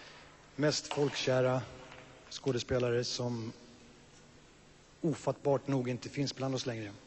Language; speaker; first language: Swedish; native; Swedish